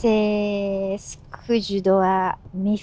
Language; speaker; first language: French; non-native, learner; Japanese